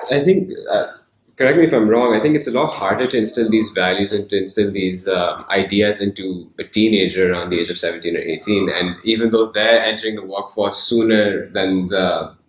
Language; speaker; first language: English; non-native, local second language; Urdu